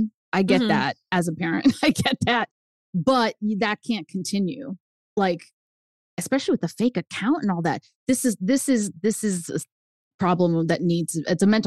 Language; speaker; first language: English; early bilingual, other home language; Spanish